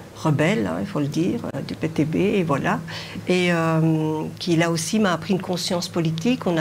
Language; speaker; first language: French; early bilingual, other home language; Arabic